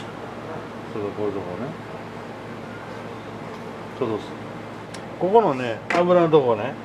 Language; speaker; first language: Japanese; native; Japanese